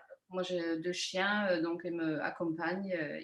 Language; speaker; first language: French; non-native, fluent; German